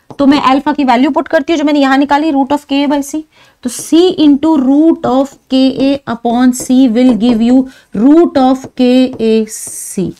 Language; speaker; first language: Hindi; native; Hindi